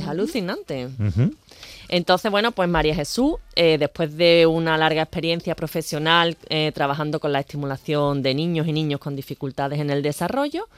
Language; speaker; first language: Spanish; native; Spanish